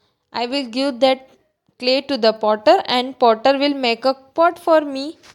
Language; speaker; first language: English; non-native, local second language; Gujarati